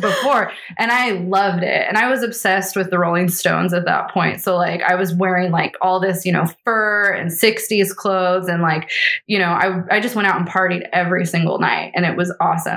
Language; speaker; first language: English; native; English